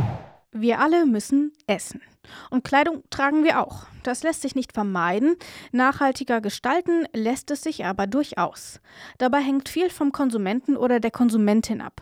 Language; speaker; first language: German; native; German